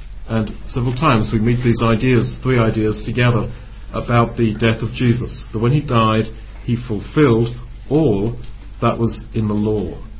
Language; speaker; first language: English; native; English